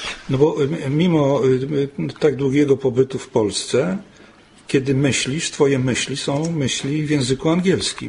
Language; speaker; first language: Polish; native; Polish